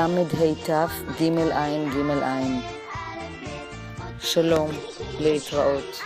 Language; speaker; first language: Hebrew; non-native, learner; English